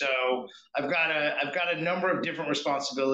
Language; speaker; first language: English; native; English